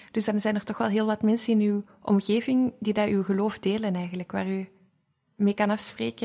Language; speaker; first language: Dutch; native; Dutch